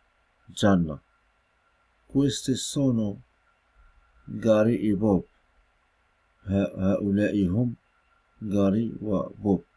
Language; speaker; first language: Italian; non-native, fluent; Arabic